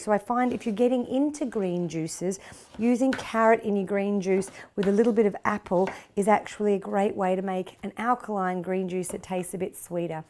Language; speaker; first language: English; native; English